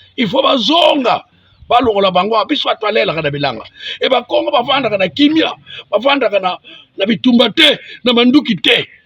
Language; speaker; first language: Lingala; non-native, local second language; Kongo